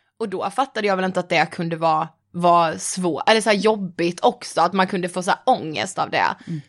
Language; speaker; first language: Swedish; native; Swedish